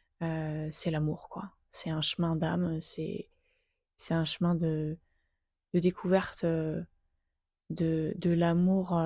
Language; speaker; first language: French; native; French